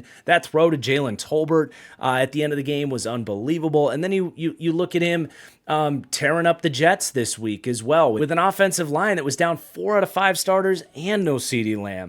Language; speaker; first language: English; native; English